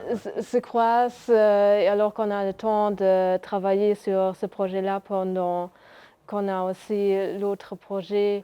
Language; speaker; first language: French; non-native, local second language; Luxembourgish